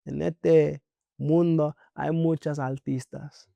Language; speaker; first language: Spanish; non-native, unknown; English